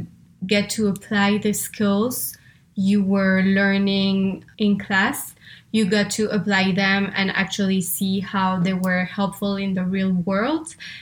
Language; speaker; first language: English; non-native, fluent; French